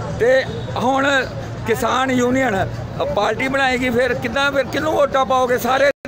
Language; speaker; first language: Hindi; non-native, local second language; Punjabi